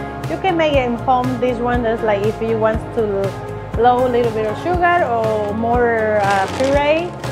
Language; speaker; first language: English; non-native, learner; Spanish